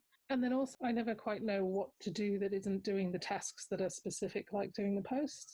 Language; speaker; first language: English; native; English